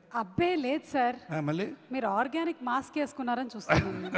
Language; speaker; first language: Telugu; native; Telugu